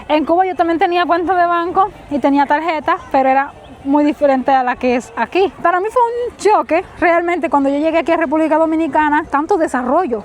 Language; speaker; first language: Spanish; native; Spanish